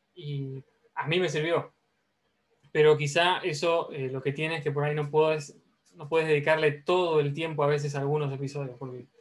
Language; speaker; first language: Spanish; native; Spanish